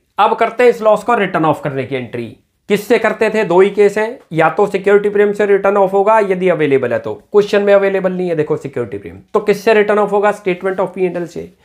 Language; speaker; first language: Hindi; native; Hindi